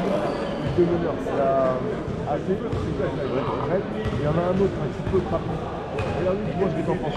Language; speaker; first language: French; native; French